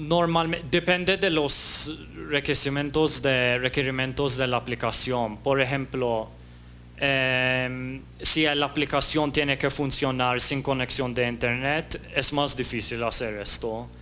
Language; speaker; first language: Spanish; non-native, fluent; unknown